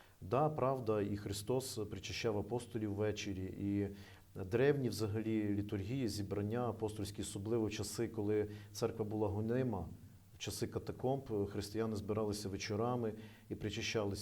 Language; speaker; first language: Ukrainian; native; Ukrainian